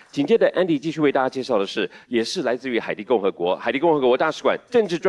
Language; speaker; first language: Chinese; native; Chinese